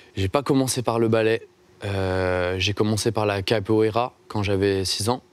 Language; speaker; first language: French; native; French